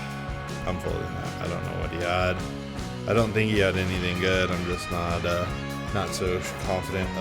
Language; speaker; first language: English; native; English